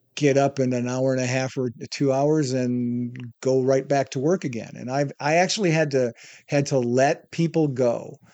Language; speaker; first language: English; native; English